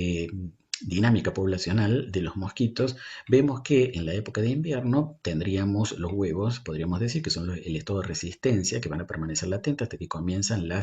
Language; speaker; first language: Spanish; native; Spanish